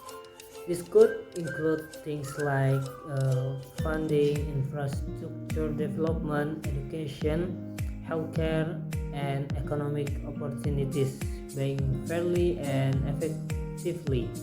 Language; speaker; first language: English; non-native, learner; Indonesian